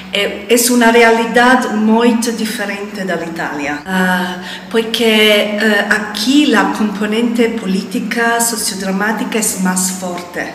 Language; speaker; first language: Portuguese; non-native, learner; Italian